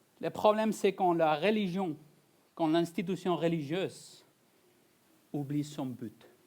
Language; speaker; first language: French; non-native, fluent; Spanish